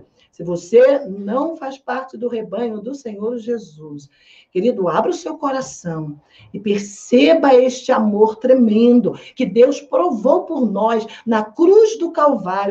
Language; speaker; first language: Portuguese; native; Portuguese